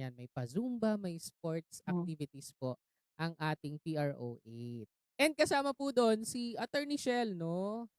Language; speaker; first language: Filipino; native; Filipino